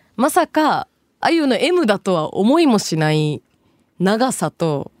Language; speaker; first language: Japanese; early bilingual, other home language; Bangla